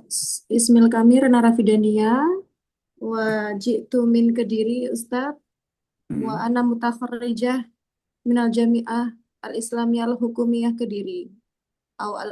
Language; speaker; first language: Arabic; non-native, learner; Indonesian